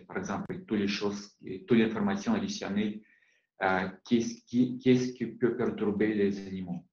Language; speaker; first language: French; non-native, fluent; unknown